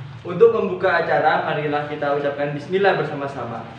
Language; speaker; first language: Indonesian; native; Indonesian